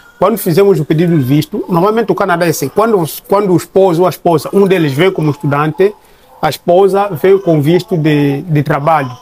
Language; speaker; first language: Portuguese; native; Portuguese